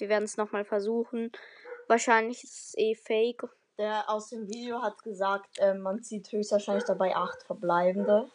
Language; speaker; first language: German; native; German